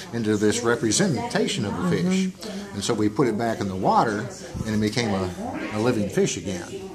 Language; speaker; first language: English; native; English